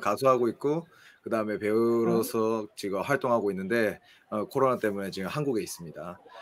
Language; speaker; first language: Korean; native; Korean